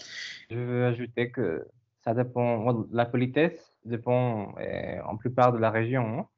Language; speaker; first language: French; non-native, learner; Spanish